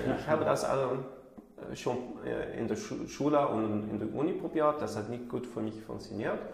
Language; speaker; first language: German; non-native, learner; English